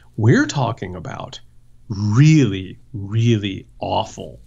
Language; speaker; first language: English; native; English